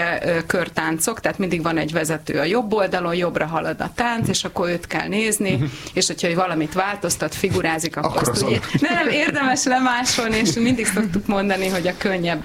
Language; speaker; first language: Hungarian; native; Hungarian